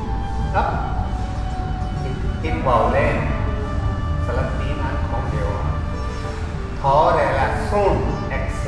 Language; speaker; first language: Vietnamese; non-native, learner; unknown